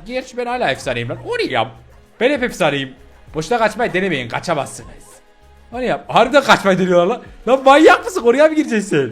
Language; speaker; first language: Turkish; native; Turkish